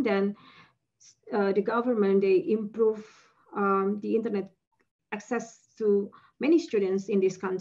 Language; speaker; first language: English; non-native, fluent; Indonesian